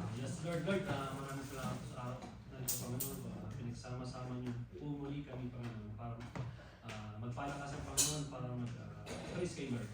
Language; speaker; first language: Filipino; non-native, local second language; Waray